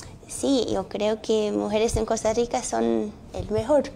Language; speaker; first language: Spanish; early bilingual, heritage; English